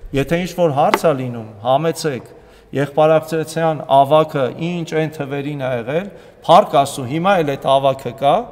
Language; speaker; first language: Armenian; native; Armenian